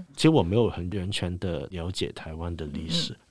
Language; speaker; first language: Chinese; non-native, local second language; Cantonese